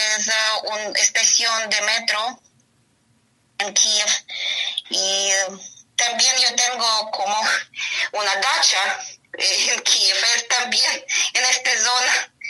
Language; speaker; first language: Spanish; non-native, learner; Ukrainian